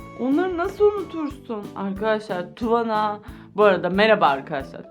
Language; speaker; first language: Turkish; native; Turkish